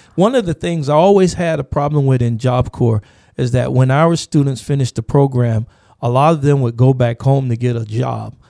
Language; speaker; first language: English; native; English